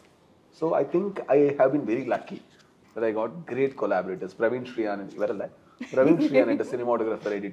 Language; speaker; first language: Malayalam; non-native, learner; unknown